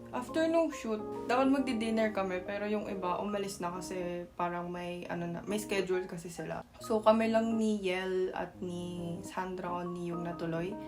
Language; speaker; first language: Filipino; non-native, fluent; Korean